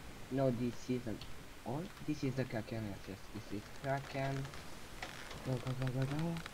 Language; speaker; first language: English; non-native, fluent; Romanian